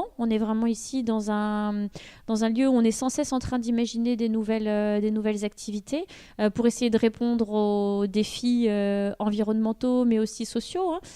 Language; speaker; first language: French; native; French